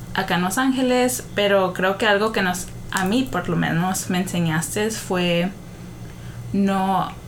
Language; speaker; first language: Spanish; early bilingual, heritage; Spanish